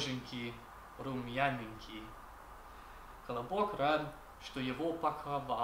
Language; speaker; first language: Russian; non-native, learner; English